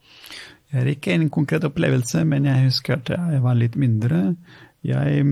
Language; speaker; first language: Norwegian; non-native, fluent; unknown